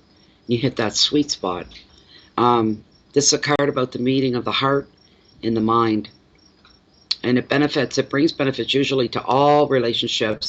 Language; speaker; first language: English; native; English